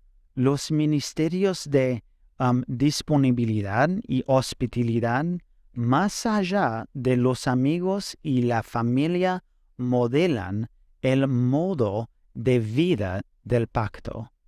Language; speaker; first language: Spanish; non-native, fluent; English